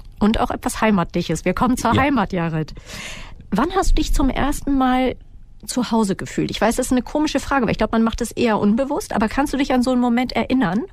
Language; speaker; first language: German; native; German